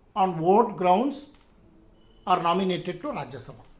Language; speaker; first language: English; non-native, local second language; Kannada